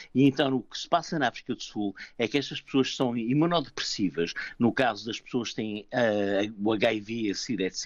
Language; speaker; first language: Portuguese; native; Portuguese